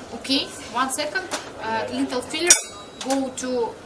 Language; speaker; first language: English; non-native, learner; Russian